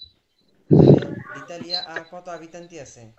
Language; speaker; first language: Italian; non-native, fluent; Bangla